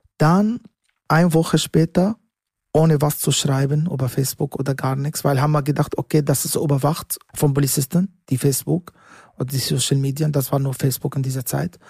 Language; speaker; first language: German; non-native, learner; Arabic